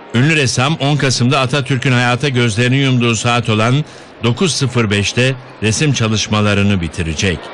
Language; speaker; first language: Turkish; native; Turkish